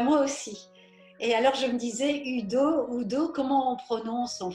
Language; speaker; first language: French; native; French